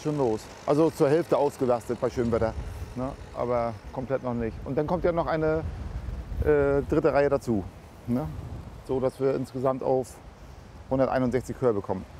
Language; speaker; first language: German; native; German